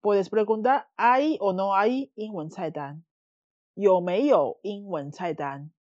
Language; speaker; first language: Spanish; non-native, fluent; Chinese